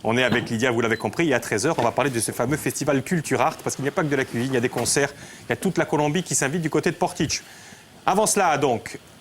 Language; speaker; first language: French; native; French